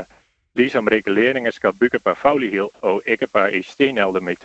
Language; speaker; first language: Danish; non-native, fluent; Dutch